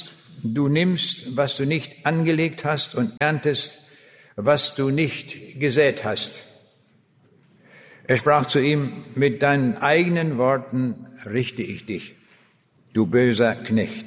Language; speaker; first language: German; native; German